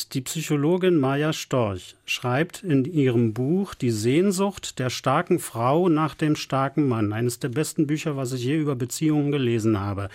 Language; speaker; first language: German; native; German